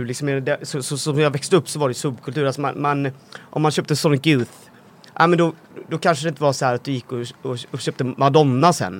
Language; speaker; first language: Swedish; native; Swedish